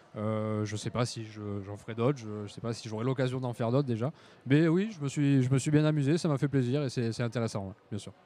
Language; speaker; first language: French; native; French